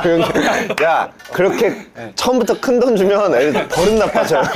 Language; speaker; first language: Korean; native; Korean